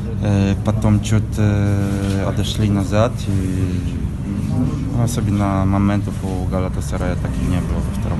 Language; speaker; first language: Russian; non-native, fluent; Polish